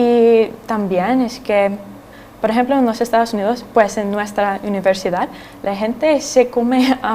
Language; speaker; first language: Spanish; non-native, fluent; English